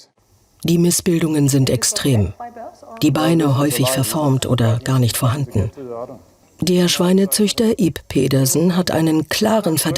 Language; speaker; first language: German; native; German